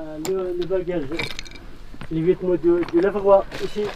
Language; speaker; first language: French; non-native, learner; Central Atlas Tamazight